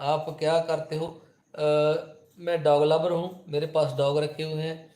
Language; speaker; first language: Hindi; native; Hindi